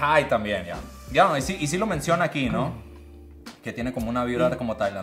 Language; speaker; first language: Spanish; native; Spanish